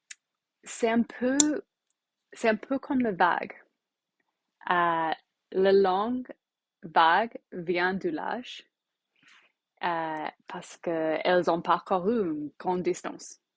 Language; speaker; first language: French; non-native, learner; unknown